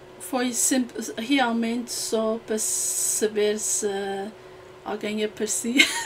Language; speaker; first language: Portuguese; early bilingual, heritage; English